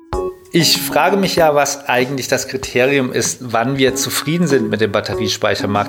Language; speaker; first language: German; native; German